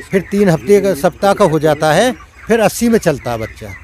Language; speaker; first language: Hindi; native; Hindi